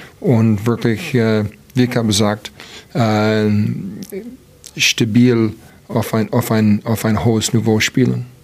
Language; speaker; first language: German; non-native, learner; English